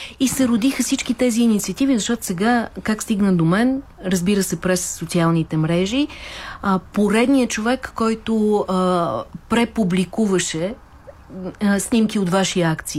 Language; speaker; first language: Bulgarian; native; Bulgarian